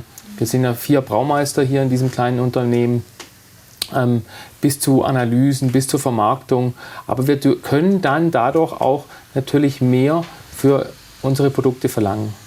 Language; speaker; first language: German; native; German